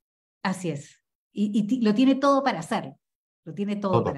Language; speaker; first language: Spanish; native; Spanish